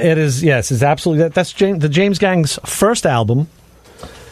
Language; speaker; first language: English; native; English